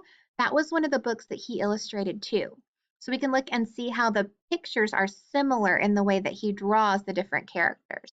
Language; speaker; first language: English; native; English